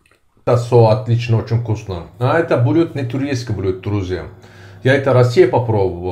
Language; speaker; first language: Russian; non-native, learner; Turkish